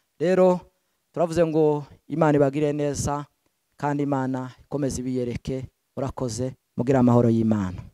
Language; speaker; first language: Kinyarwanda; native; Kinyarwanda